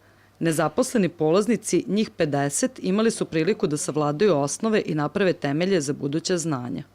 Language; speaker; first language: Serbian; native; Serbian